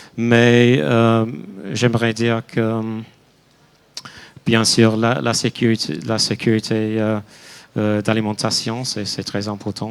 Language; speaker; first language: French; non-native, fluent; English